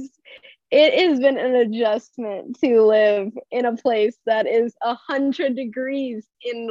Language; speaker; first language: English; native; English